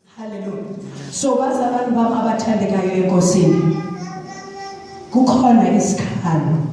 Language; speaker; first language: Zulu; non-native, local second language; Xhosa